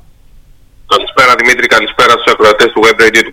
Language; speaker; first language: Greek; native; Greek